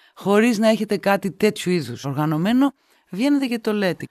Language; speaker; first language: Greek; native; Greek